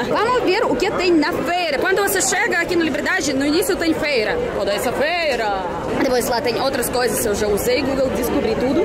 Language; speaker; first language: Portuguese; non-native, fluent; Russian